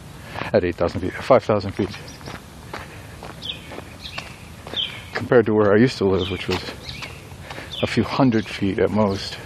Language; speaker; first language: English; native; English